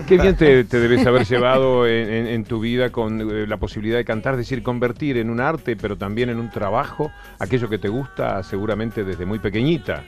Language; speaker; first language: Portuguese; non-native, learner; Spanish